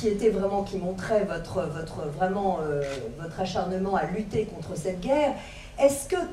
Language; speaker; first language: French; native; French